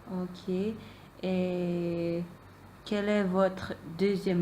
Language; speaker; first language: French; non-native, learner; Malay